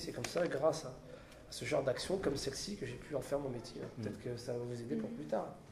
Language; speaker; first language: French; native; French